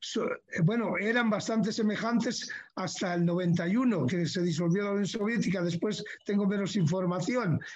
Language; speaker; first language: Spanish; native; Spanish